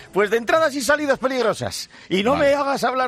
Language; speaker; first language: Spanish; native; Spanish